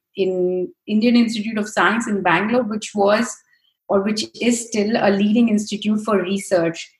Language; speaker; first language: English; non-native, local second language; Hindi